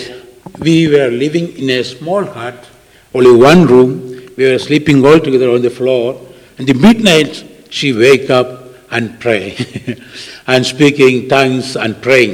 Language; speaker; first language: English; non-native, local second language; Malayalam